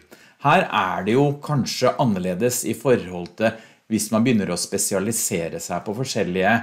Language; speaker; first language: Norwegian; native; Norwegian